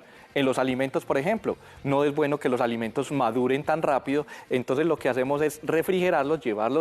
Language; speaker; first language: Spanish; native; Spanish